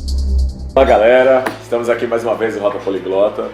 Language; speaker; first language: Portuguese; native; Portuguese